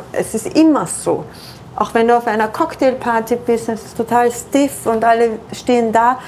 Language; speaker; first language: German; early bilingual, other home language; Persian